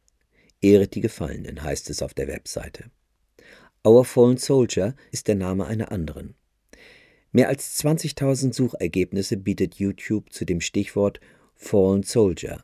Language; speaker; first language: German; native; German